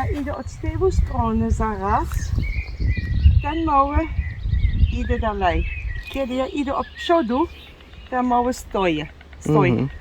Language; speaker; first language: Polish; non-native, learner; Dutch